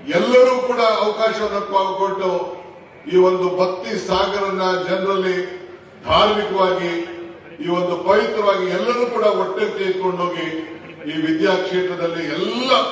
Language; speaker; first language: Kannada; native; Kannada